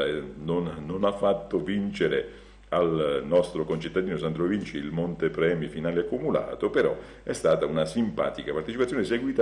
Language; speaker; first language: Italian; native; Italian